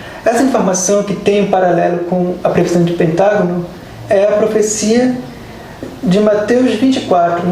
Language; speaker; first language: Portuguese; native; Portuguese